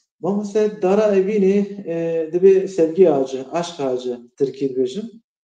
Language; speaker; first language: Kurdish; native; Kurdish